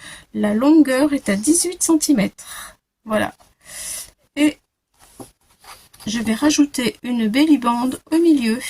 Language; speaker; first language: French; native; French